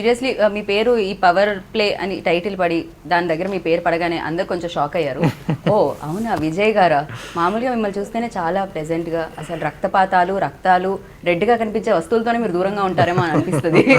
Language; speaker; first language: Telugu; native; Telugu